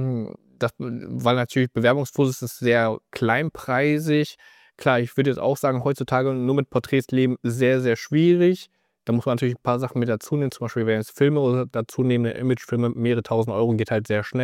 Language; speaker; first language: German; native; German